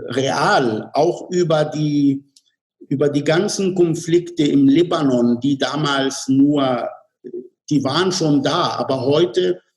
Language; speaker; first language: German; non-native, fluent; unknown